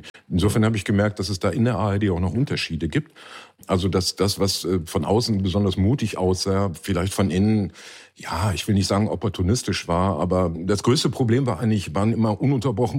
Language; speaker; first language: German; native; German